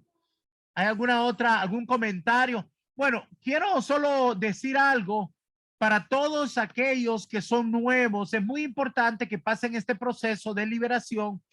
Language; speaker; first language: Spanish; native; Spanish